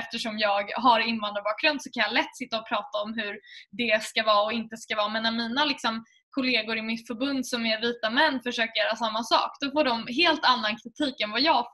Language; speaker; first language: Swedish; native; Swedish